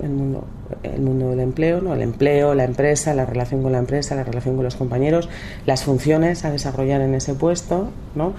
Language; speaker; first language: Spanish; native; Spanish